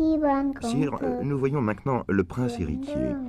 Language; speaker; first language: French; native; French